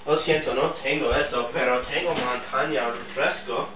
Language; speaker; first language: Spanish; non-native, learner; English